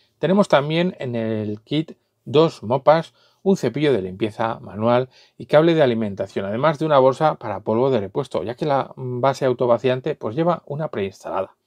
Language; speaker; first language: Spanish; native; Spanish